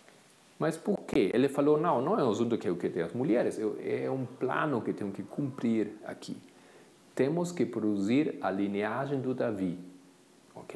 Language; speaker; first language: Portuguese; non-native, fluent; Spanish